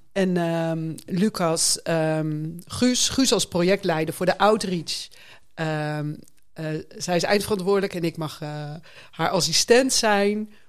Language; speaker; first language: Dutch; native; Dutch